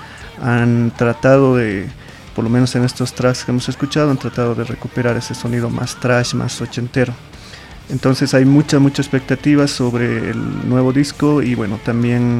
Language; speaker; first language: Spanish; native; Spanish